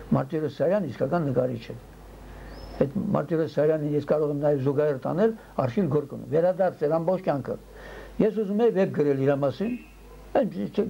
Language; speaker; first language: Armenian; early bilingual, heritage; Armenian